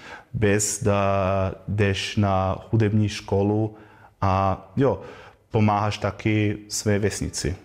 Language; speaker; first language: Czech; non-native, fluent; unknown